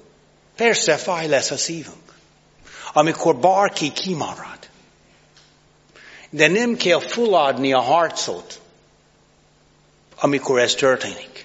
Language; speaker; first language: Hungarian; non-native, fluent; English